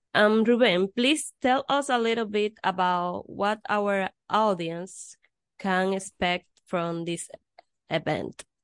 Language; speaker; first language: English; non-native, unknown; Spanish